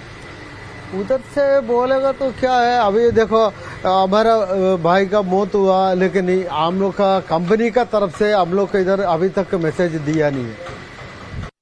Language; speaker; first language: Hindi; non-native, local second language; Malayalam